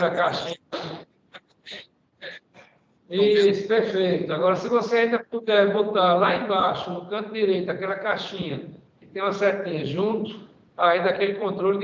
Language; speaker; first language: Portuguese; native; Portuguese